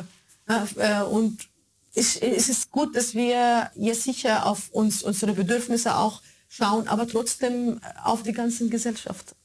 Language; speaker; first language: German; non-native, fluent; Arabic